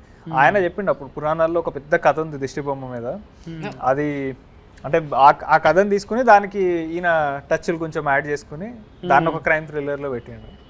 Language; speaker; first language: Telugu; native; Telugu